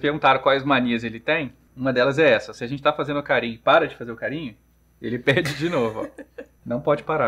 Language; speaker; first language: Portuguese; native; Portuguese